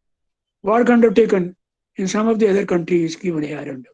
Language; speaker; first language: English; non-native, local second language; Hindi